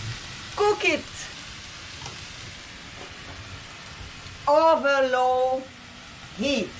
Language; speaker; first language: English; non-native, learner; French